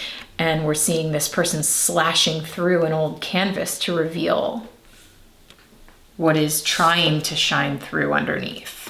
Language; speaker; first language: English; native; English